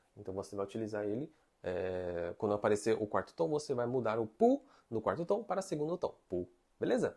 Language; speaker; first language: Portuguese; non-native, fluent; Chinese